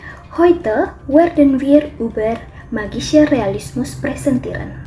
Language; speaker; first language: German; non-native, learner; Indonesian